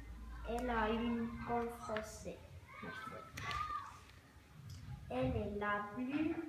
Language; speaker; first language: French; non-native, learner; German